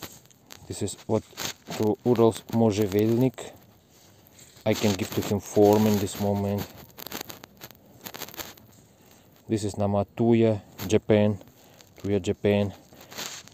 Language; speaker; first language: English; non-native, learner; Russian